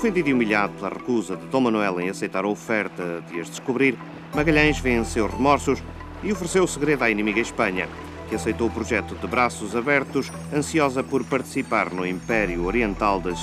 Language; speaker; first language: Portuguese; native; Portuguese